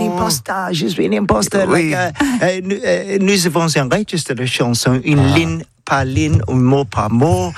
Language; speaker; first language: French; non-native, learner; English